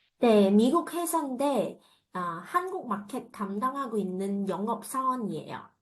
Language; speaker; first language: Korean; non-native, fluent; Chinese